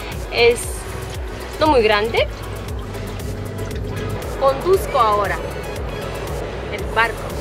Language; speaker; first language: Spanish; non-native, fluent; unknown